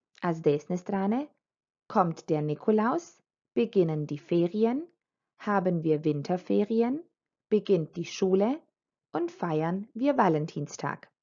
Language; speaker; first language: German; non-native, fluent; Croatian